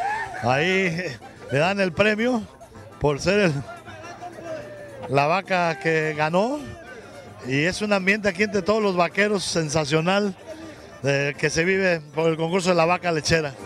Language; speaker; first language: Spanish; native; Spanish